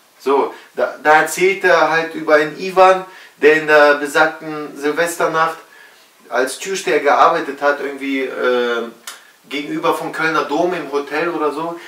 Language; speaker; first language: German; early bilingual, other home language; Russian